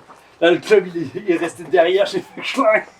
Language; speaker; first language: French; native; French